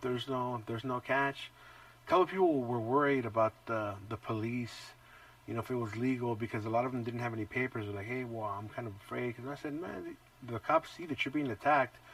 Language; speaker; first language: English; early bilingual, other home language; Spanish